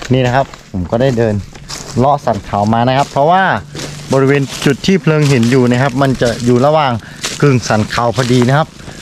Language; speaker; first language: Thai; native; Thai